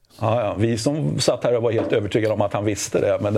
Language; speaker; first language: Swedish; native; Swedish